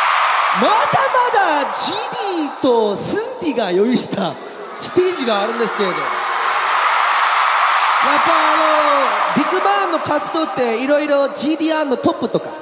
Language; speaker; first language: Japanese; native; Japanese